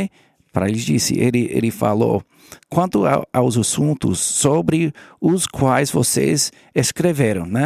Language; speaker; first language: Portuguese; non-native, learner; English